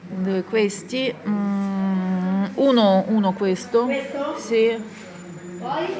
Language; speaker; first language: Italian; non-native, learner; Ukrainian